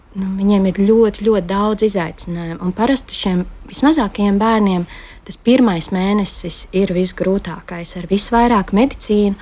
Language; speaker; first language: Latvian; native; Latvian